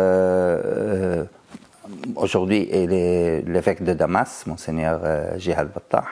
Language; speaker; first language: French; non-native, fluent; Arabic